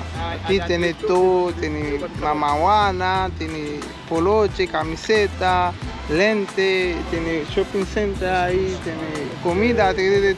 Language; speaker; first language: Spanish; non-native, learner; Haitian Creole